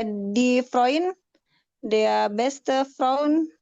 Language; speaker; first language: German; non-native, learner; Indonesian